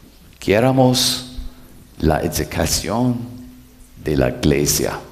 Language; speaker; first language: Spanish; non-native, learner; English